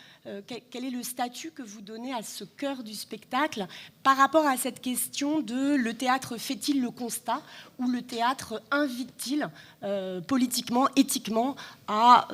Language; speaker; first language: French; native; French